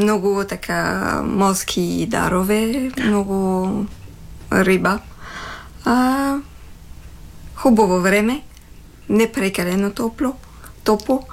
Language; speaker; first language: Bulgarian; non-native, fluent; French